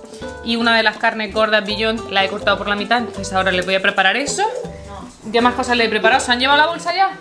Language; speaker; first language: Spanish; native; Spanish